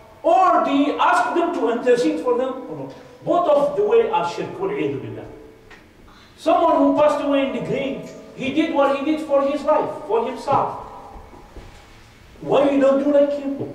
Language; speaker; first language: English; non-native, fluent; Arabic